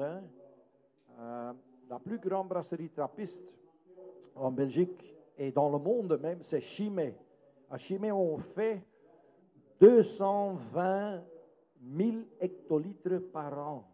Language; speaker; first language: French; non-native, local second language; Dutch